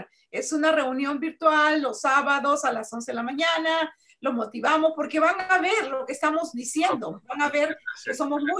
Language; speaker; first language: Spanish; native; Spanish